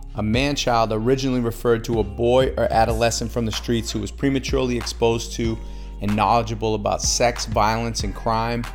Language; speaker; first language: English; native; English